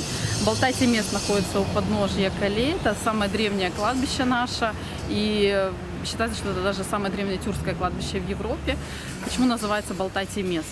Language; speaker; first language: Russian; native; Russian